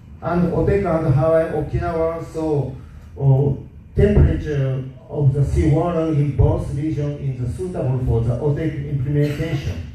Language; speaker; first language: English; non-native, learner; Japanese